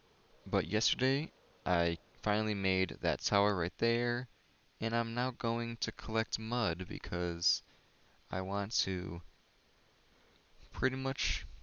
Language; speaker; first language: English; native; English